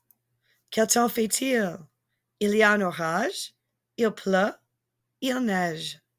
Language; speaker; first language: French; non-native, fluent; English